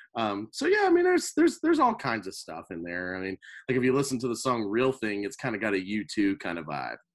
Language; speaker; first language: English; native; English